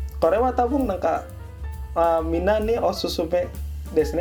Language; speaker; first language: Japanese; non-native, learner; Indonesian